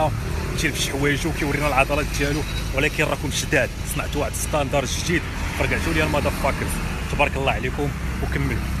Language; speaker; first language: Arabic; native; Arabic